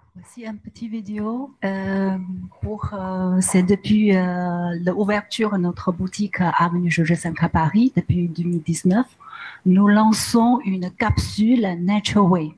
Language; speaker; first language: French; non-native, learner; Chinese